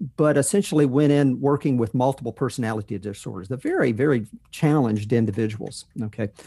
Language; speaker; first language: English; native; English